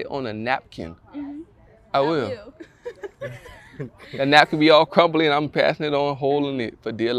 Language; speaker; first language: English; native; English